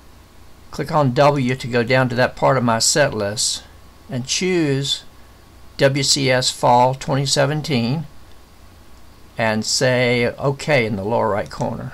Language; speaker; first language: English; native; English